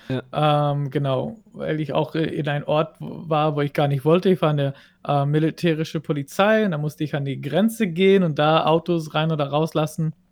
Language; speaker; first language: German; non-native, fluent; Hebrew